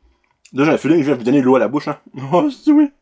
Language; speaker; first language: French; native; French